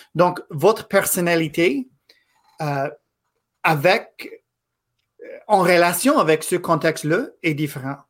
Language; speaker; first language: French; non-native, fluent; English